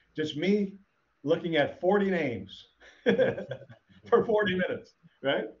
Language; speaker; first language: English; native; English